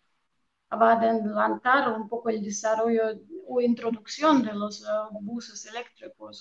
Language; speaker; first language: Spanish; non-native, fluent; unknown